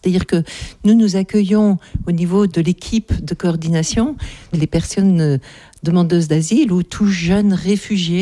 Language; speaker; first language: French; native; French